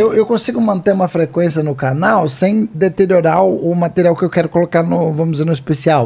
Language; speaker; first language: Portuguese; native; Portuguese